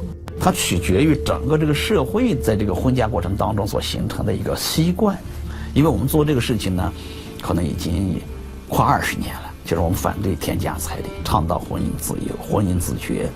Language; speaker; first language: Chinese; native; Chinese